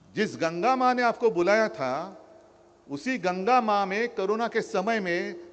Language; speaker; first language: Hindi; non-native, local second language; Marathi